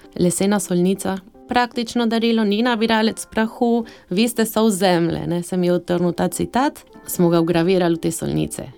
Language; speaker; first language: Slovenian; early bilingual, heritage; Slovenian